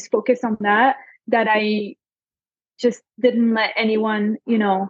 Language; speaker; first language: English; non-native, fluent; French